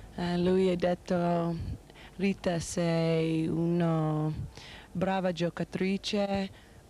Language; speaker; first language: Italian; non-native, learner; English